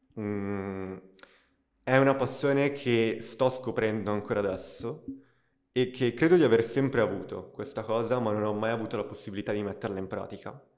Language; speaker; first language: Italian; early bilingual, other home language; Russian